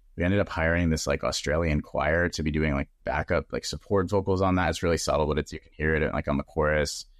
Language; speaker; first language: English; native; English